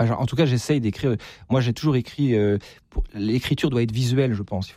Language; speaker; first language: French; native; French